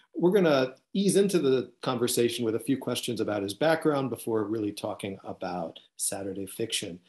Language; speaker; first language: English; native; English